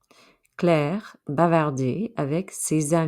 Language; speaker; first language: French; non-native, fluent; English